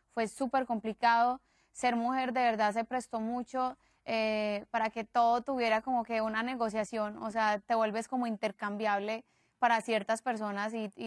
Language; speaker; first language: Spanish; native; Spanish